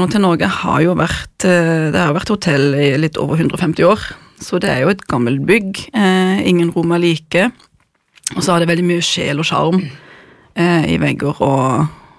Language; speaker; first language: Norwegian; non-native, fluent; German